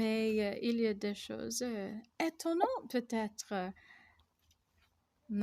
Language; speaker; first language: French; non-native, fluent; English